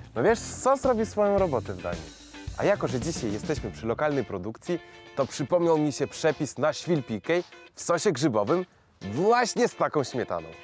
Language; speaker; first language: Polish; native; Polish